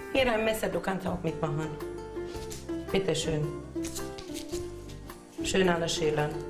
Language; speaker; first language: German; non-native, local second language; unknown